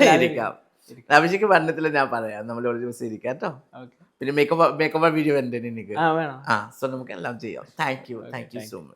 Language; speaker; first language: Malayalam; non-native, learner; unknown